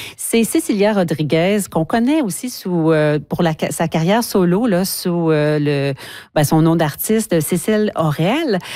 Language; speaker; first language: French; native; French